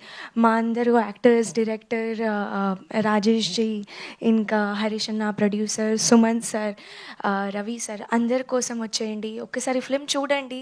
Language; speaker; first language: Telugu; non-native, learner; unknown